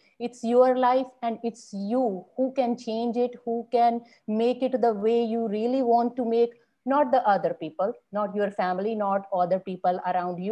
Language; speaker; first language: English; non-native, local second language; Punjabi